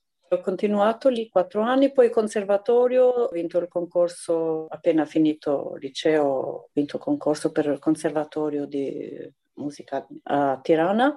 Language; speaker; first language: Italian; non-native, fluent; Albanian